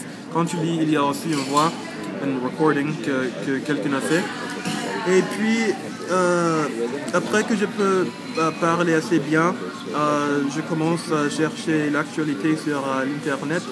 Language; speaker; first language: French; non-native, learner; English